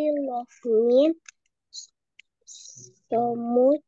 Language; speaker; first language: English; non-native, learner; Indonesian